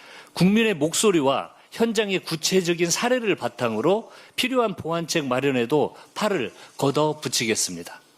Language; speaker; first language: Korean; native; Korean